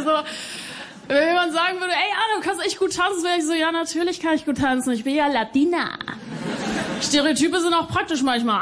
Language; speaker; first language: German; early bilingual, other home language; Spanish